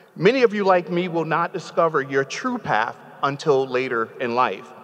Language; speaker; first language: English; native; English